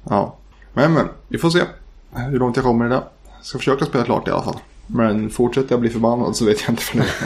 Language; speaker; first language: Swedish; native; Swedish